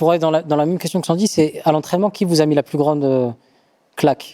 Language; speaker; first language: French; native; French